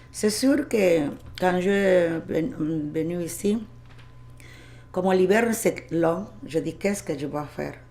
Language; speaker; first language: French; non-native, learner; Spanish